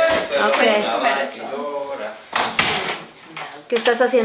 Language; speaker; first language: Spanish; non-native, learner; English